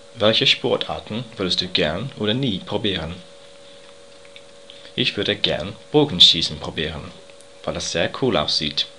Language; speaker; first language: German; non-native, learner; English